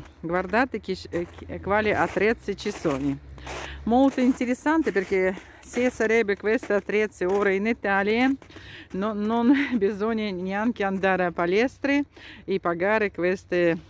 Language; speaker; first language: Italian; non-native, fluent; Russian